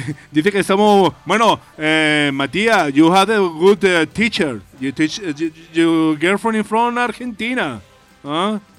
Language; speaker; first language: English; non-native, learner; Spanish